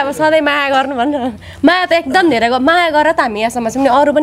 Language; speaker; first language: Nepali; native; Nepali